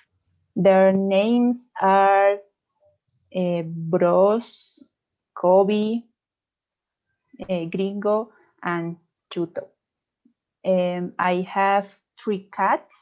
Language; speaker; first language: English; non-native, learner; Spanish